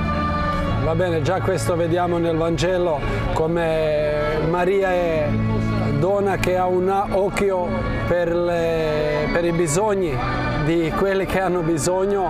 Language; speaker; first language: Italian; non-native, fluent; Croatian